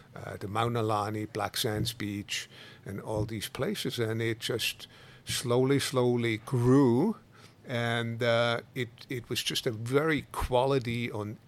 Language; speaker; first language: English; non-native, fluent; Swiss German